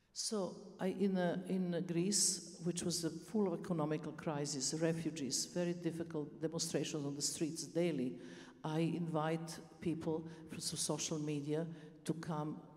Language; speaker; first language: English; non-native, fluent; Serbian